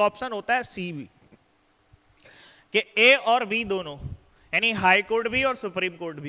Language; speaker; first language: Hindi; native; Hindi